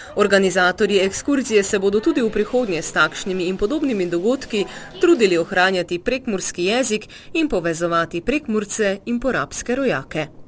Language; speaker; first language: Slovenian; native; Slovenian